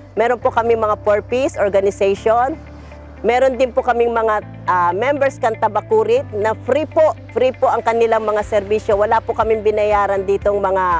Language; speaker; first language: Filipino; non-native, local second language; Bikol